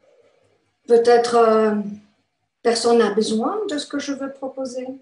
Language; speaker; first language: French; non-native, fluent; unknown